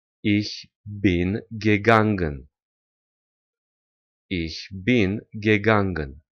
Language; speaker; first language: German; non-native, fluent; Romanian